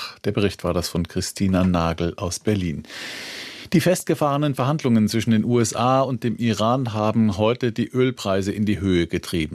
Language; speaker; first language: German; native; German